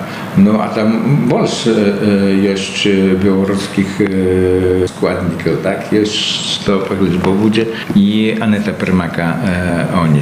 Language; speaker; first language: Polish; non-native, local second language; Belarusian